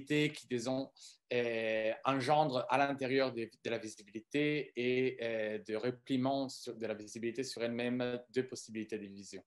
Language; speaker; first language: French; non-native, fluent; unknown